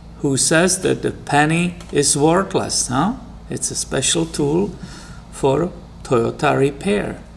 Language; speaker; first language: English; non-native, fluent; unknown